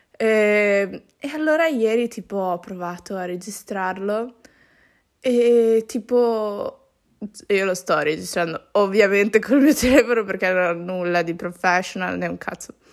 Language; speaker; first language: Italian; native; Italian